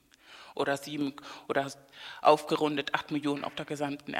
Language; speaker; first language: German; non-native, fluent; Spanish